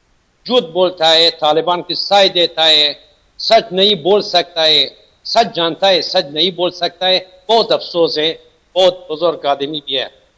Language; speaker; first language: Hindi; non-native, learner; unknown